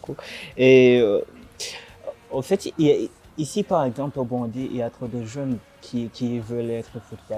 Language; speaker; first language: French; non-native, local second language; Rundi